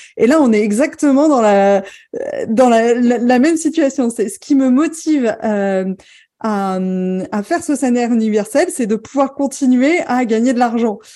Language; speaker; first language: French; native; French